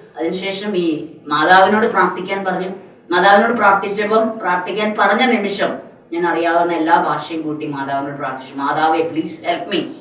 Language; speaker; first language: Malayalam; non-native, local second language; Tamil